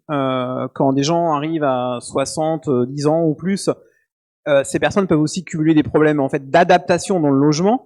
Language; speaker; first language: French; native; French